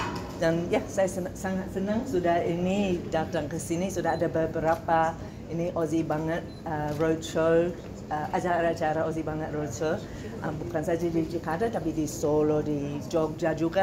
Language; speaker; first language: Indonesian; non-native, fluent; English